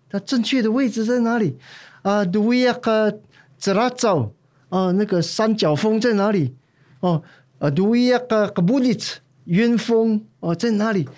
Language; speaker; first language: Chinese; non-native, local second language; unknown